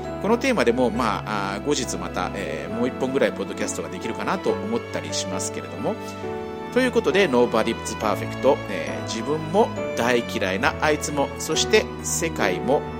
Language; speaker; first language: Japanese; native; Japanese